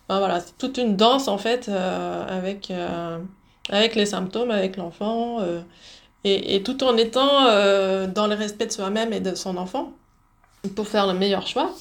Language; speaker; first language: French; early bilingual, other home language; Dutch